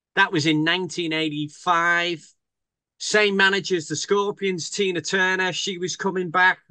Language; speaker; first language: English; native; English